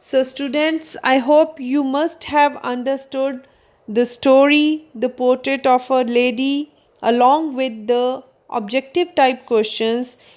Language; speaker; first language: English; non-native, local second language; Punjabi